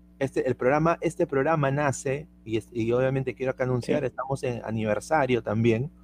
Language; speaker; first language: Spanish; native; Spanish